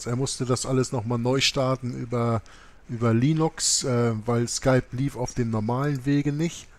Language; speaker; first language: German; native; German